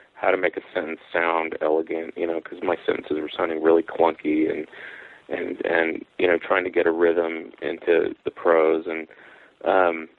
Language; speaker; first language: English; native; English